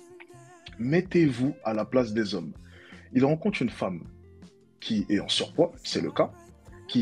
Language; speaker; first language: French; native; French